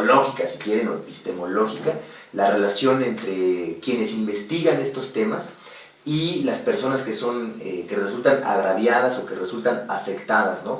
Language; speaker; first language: Spanish; native; Spanish